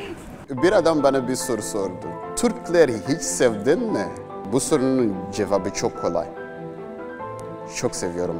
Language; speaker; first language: Turkish; non-native, fluent; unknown